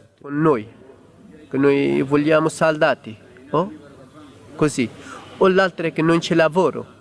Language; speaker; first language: Italian; non-native, learner; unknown